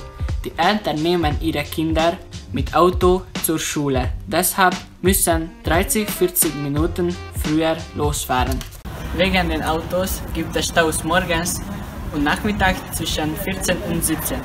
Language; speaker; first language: German; non-native, learner; Hungarian